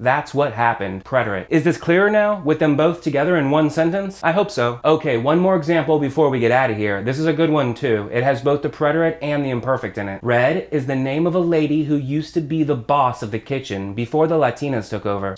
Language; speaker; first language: English; native; English